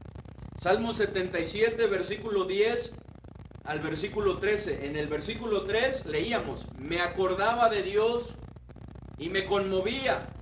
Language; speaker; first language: Spanish; native; Spanish